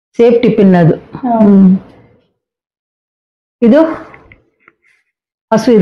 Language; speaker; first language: Kannada; non-native, local second language; Tamil